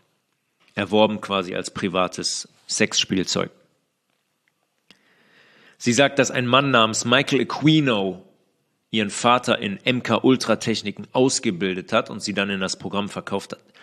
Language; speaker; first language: German; native; German